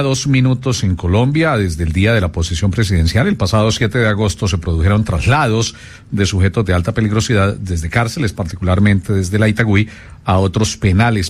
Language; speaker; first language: Spanish; native; Spanish